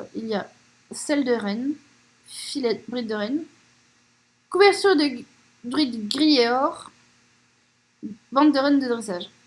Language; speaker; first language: French; native; French